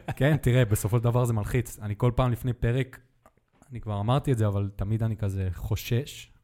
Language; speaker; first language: Hebrew; native; Hebrew